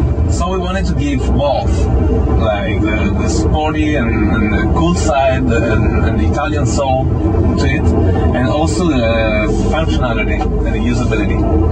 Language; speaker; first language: English; non-native, fluent; Italian